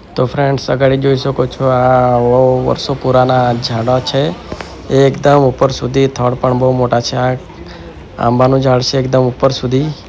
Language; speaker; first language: Gujarati; non-native, local second language; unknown